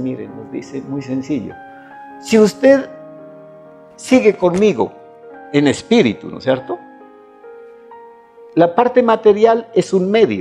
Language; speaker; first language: Spanish; native; Spanish